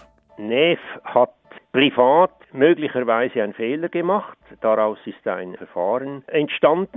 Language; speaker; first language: German; native; German